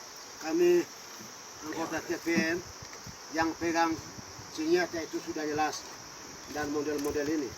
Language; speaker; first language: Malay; non-native, local second language; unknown